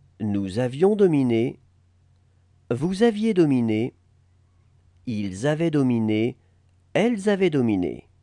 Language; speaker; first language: French; native; French